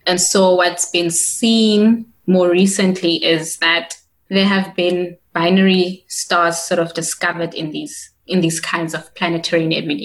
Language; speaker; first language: English; non-native, local second language; Tswana